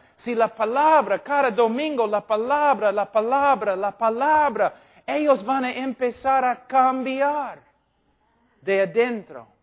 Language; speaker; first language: Spanish; non-native, fluent; English